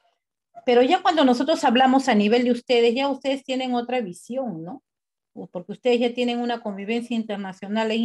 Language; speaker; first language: Spanish; native; Spanish